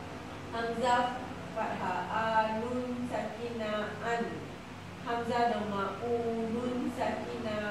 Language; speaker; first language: Arabic; non-native, learner; Malay